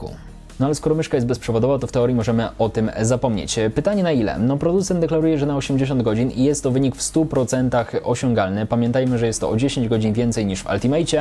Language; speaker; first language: Polish; native; Polish